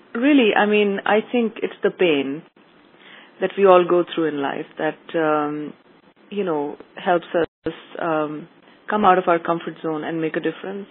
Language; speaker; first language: English; non-native, local second language; Urdu